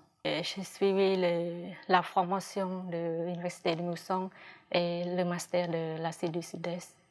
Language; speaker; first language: French; non-native, fluent; Khmer